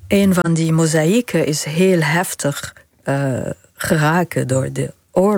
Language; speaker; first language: Dutch; non-native, fluent; Arabic